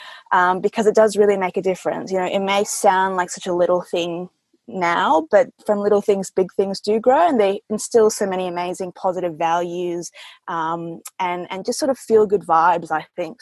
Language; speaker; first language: English; early bilingual, other home language; Indonesian